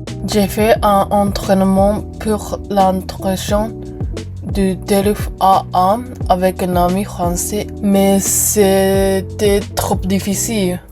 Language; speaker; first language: French; non-native, learner; Japanese